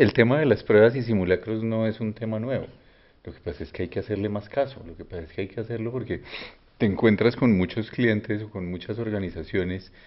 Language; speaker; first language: Spanish; native; Spanish